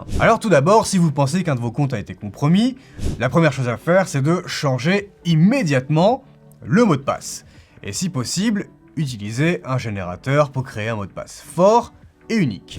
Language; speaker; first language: French; native; French